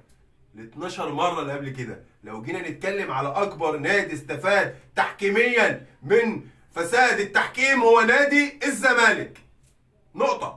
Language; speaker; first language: Arabic; native; Arabic